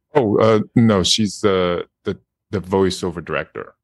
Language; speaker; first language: English; non-native, fluent; Japanese